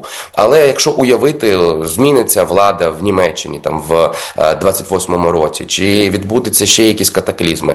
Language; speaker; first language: Ukrainian; native; Ukrainian